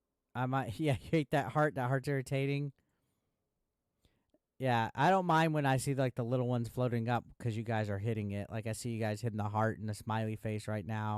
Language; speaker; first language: English; native; English